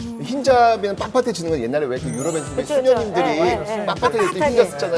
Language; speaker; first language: Korean; native; Korean